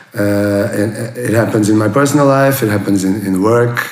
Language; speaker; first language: English; non-native, fluent; Portuguese